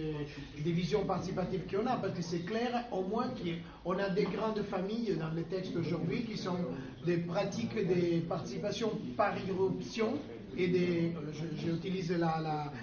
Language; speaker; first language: French; non-native, fluent; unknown